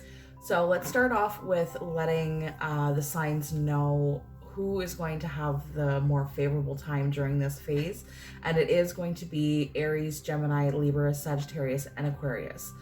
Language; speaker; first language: English; native; English